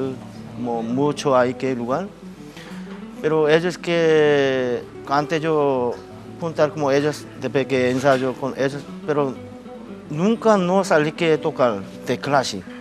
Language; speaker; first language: Spanish; non-native, learner; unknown